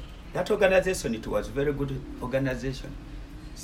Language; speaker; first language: English; non-native, local second language; Ganda